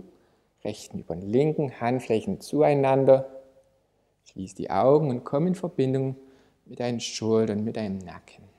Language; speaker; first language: German; native; German